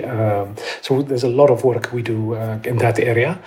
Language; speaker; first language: English; non-native, fluent; Amharic